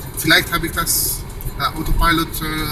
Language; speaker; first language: German; non-native, learner; Greek